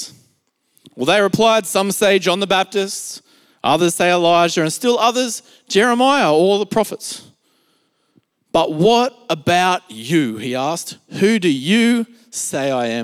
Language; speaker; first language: English; native; English